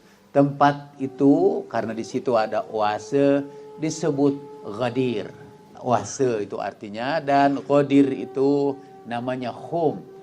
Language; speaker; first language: Indonesian; native; Indonesian